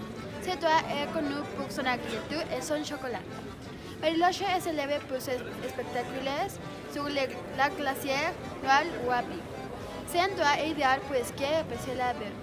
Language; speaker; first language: French; non-native, learner; Spanish